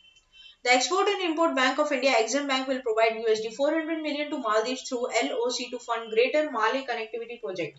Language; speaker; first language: English; non-native, local second language; Hindi